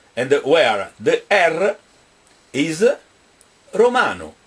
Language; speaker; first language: English; non-native, fluent; Italian